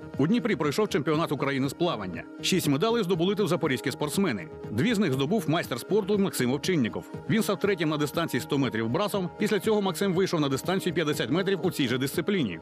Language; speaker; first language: Ukrainian; native; Ukrainian